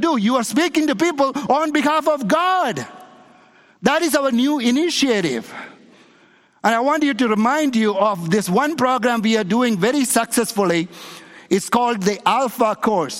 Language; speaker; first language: English; non-native, local second language; Malayalam